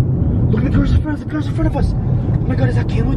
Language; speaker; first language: English; native; English